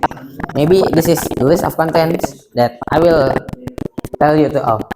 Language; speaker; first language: English; non-native, local second language; Indonesian